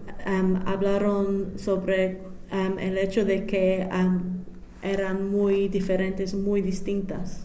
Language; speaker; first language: Spanish; non-native, fluent; English